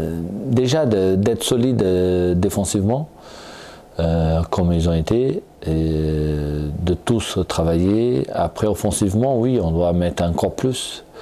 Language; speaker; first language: French; non-native, fluent; Portuguese